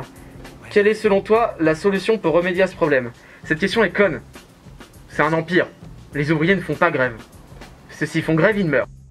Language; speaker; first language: French; native; French